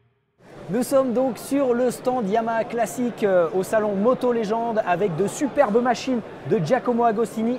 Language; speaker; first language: French; native; French